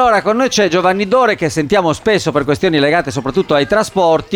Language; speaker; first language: Italian; native; Italian